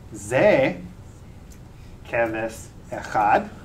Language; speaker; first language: Hebrew; non-native, fluent; English